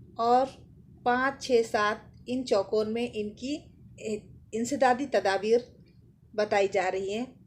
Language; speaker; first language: Urdu; native; Urdu